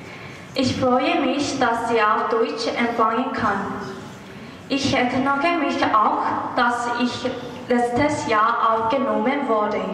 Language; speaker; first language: German; non-native, learner; Korean